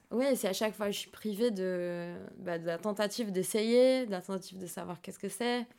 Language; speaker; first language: French; non-native, fluent; Portuguese